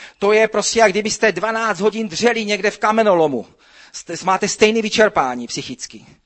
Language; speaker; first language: Czech; native; Czech